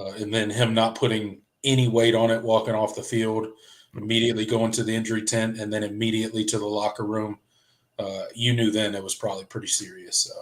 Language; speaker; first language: English; native; English